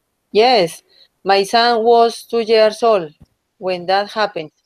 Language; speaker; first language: English; non-native, learner; Spanish